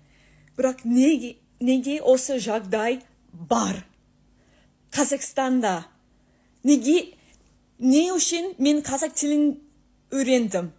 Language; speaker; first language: Kazakh; non-native, learner; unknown